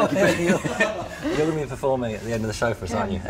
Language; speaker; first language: English; native; English